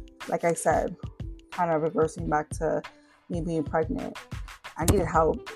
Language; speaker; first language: English; early bilingual, other home language; Spanish